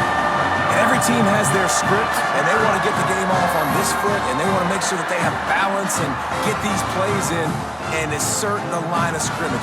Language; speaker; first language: English; native; English